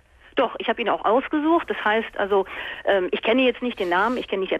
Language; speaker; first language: German; native; German